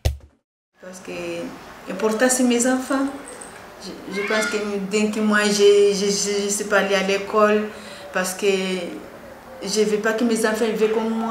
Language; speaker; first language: French; non-native, learner; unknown